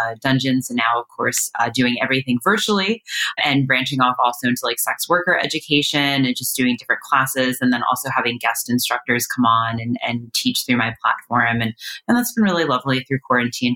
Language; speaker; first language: English; native; English